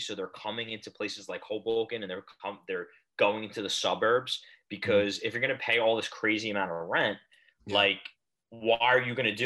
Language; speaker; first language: English; native; English